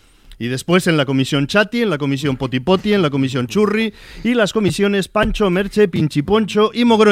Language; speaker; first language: Spanish; native; Spanish